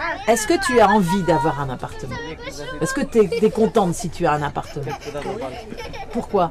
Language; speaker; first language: French; native; French